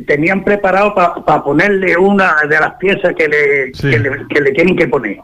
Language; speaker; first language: Spanish; native; Spanish